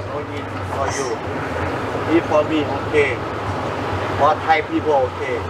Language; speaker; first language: English; non-native, learner; Thai